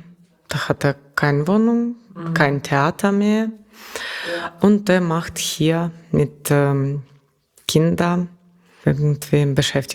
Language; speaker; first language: German; non-native, learner; Russian